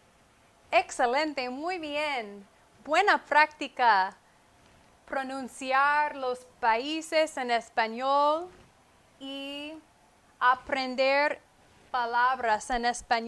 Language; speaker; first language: Spanish; non-native, fluent; English